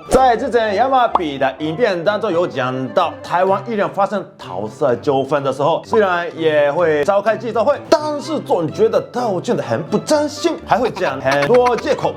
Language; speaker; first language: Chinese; non-native, fluent; Japanese